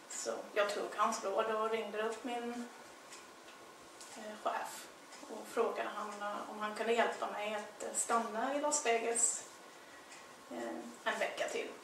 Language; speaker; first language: Swedish; non-native, fluent; English